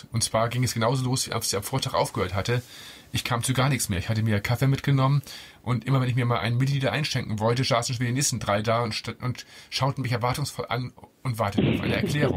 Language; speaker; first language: German; native; German